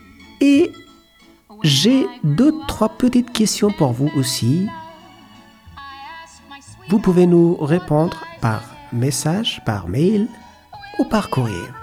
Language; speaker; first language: French; non-native, learner; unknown